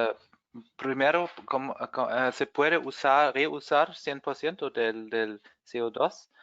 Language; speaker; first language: Spanish; non-native, fluent; German